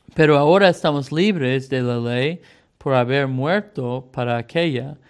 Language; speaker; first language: Spanish; non-native, fluent; English